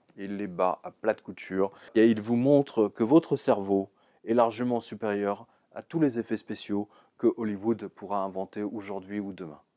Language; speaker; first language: French; native; French